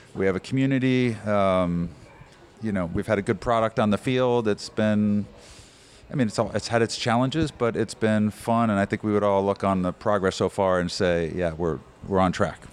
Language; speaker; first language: English; native; English